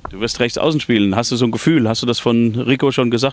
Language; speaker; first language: German; native; German